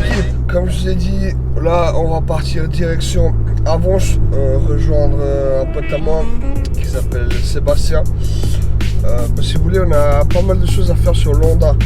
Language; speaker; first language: French; native; French